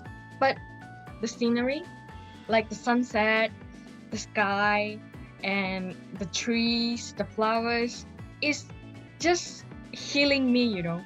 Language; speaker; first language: English; non-native, local second language; Chinese